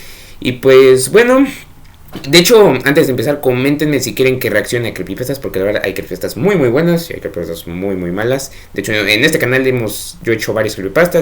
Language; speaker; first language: Spanish; native; Spanish